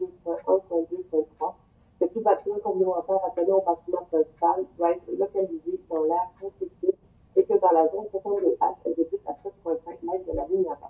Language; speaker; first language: French; native; French